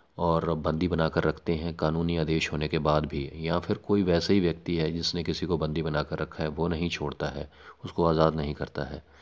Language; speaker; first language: Hindi; non-native, local second language; Punjabi